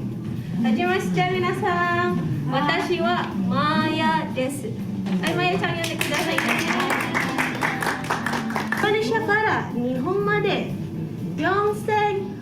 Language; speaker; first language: Japanese; non-native, learner; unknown